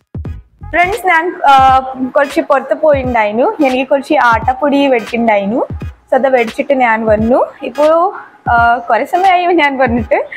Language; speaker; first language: Malayalam; non-native, learner; Hindi